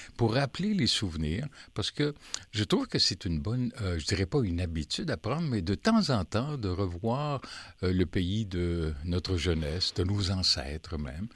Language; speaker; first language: French; native; French